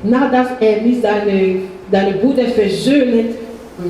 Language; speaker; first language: German; non-native, fluent; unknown